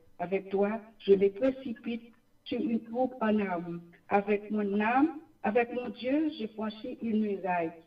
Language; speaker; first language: French; non-native, local second language; Haitian Creole